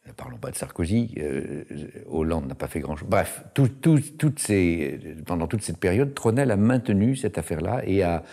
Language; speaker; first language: French; native; French